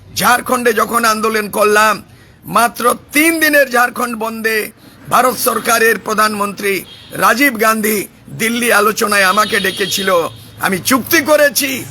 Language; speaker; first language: Bangla; non-native, local second language; Santali